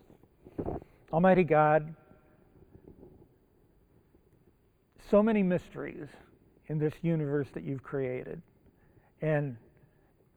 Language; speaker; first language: English; early bilingual, other home language; Japanese